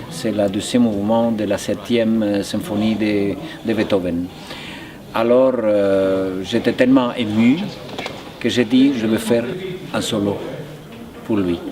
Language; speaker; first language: French; non-native, fluent; Spanish